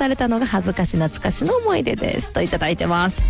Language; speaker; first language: Japanese; native; Japanese